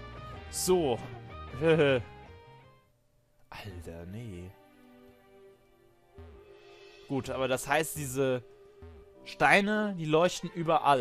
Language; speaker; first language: German; native; German